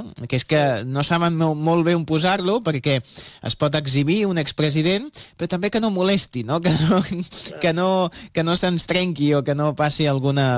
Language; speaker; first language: Catalan; native; Catalan